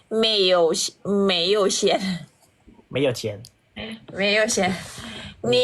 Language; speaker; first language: Chinese; non-native, learner; Thai